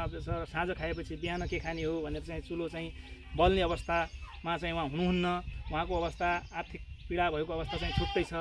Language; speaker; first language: Nepali; native; Nepali